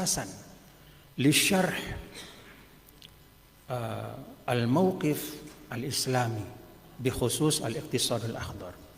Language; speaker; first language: Arabic; non-native, fluent; Indonesian